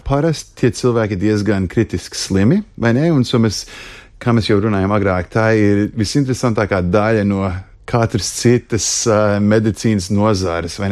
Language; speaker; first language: Latvian; early bilingual, heritage; Latvian